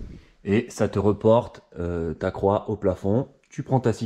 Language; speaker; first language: French; native; French